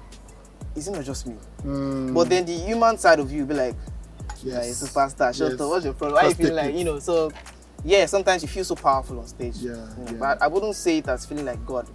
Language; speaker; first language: English; non-native, local second language; Yoruba